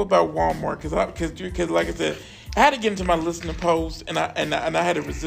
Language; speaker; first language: English; native; English